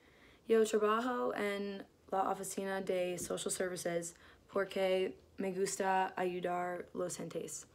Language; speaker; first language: Spanish; non-native, learner; English